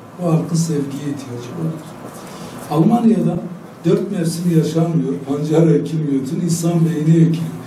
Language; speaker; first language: Turkish; non-native, local second language; Kurdish